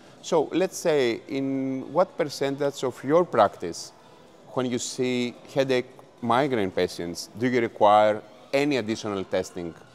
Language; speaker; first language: English; non-native, fluent; Greek